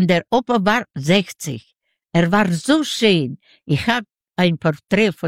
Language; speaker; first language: German; non-native, learner; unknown